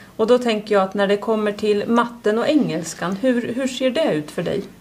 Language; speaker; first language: Swedish; native; Swedish